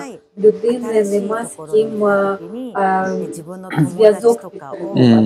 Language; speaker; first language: Ukrainian; non-native, fluent; Japanese